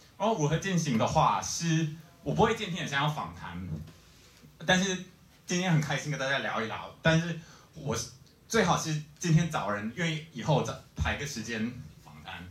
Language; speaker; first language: Chinese; non-native, fluent; English